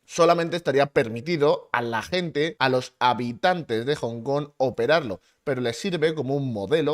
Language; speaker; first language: Spanish; native; Spanish